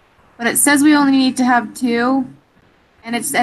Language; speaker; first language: English; native; English